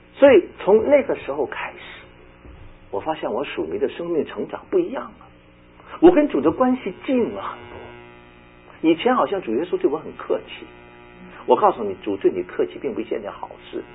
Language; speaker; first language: Chinese; native; Chinese